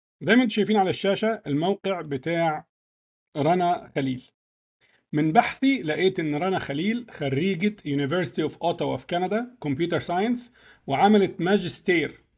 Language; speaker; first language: Arabic; native; Arabic